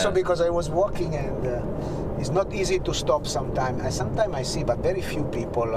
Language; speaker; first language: English; non-native, learner; Italian